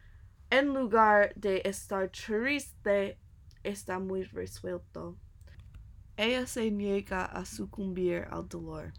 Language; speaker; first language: Spanish; non-native, learner; English